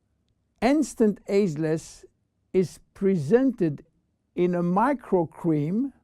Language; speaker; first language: English; non-native, fluent; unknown